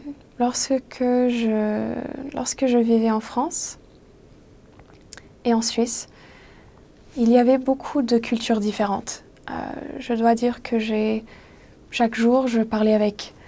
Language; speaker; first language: French; non-native, fluent; English